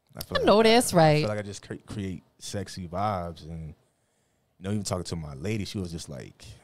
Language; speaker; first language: English; native; English